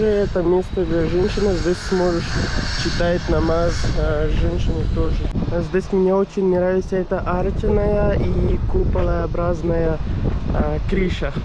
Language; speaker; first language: Russian; non-native, learner; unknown